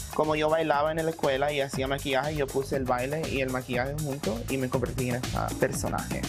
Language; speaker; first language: Spanish; early bilingual, heritage; Spanish